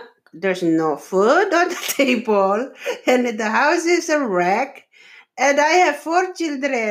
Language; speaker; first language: English; non-native, local second language; Filipino